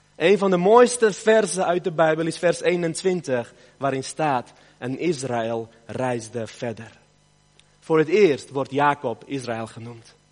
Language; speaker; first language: Dutch; early bilingual, other home language; Armenian